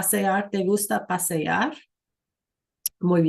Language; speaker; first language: Spanish; non-native, fluent; English